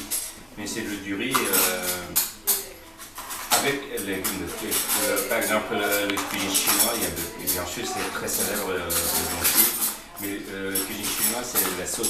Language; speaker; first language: French; non-native, learner; Korean